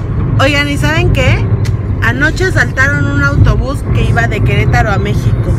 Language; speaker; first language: Spanish; native; Spanish